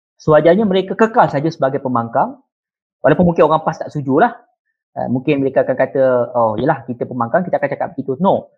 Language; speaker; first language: Malay; native; Malay